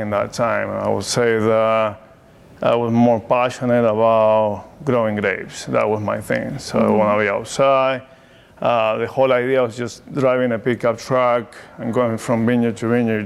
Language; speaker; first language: English; non-native, fluent; Spanish